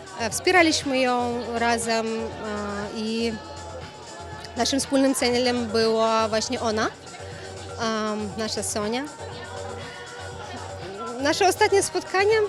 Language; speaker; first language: Polish; non-native, fluent; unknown